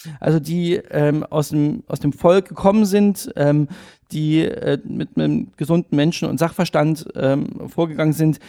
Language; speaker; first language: German; native; German